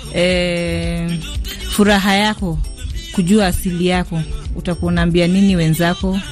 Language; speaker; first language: Swahili; non-native, local second language; Luo (Kenya and Tanzania)